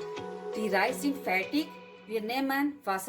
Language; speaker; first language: German; non-native, learner; Urdu